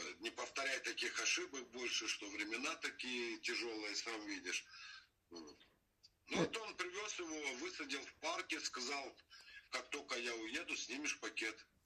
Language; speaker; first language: Russian; non-native, local second language; Azerbaijani